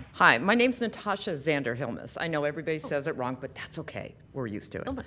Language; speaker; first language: English; native; English